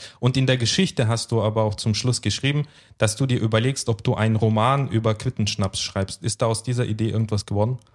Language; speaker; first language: German; early bilingual, other home language; Russian